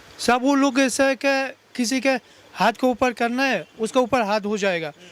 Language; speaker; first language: Hindi; non-native, learner; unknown